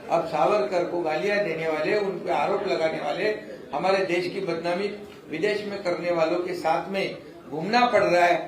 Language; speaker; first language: Hindi; non-native, local second language; Marathi